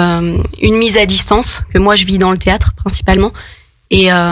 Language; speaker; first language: French; native; French